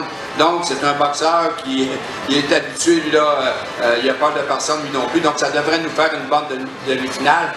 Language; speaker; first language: French; native; French